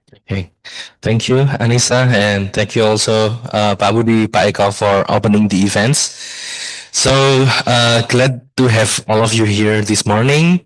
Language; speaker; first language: English; non-native, fluent; Indonesian